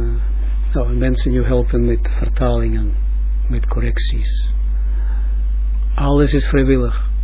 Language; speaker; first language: Dutch; non-native, fluent; Russian